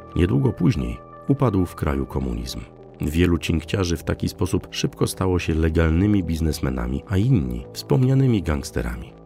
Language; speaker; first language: Polish; native; Polish